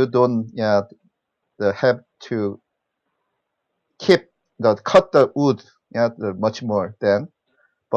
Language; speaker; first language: English; non-native, learner; Korean